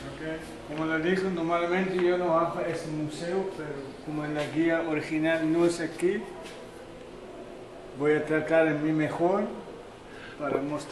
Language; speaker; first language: Spanish; non-native, fluent; Dutch